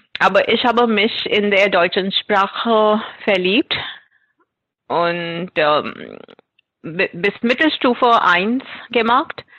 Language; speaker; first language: German; non-native, fluent; Marathi